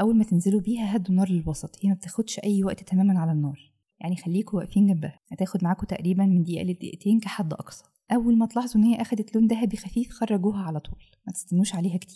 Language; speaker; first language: Arabic; native; Arabic